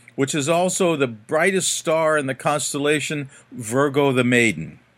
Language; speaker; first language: English; native; English